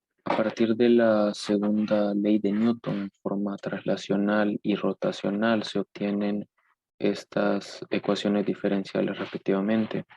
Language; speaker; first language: Spanish; native; Spanish